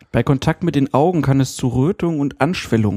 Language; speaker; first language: German; native; German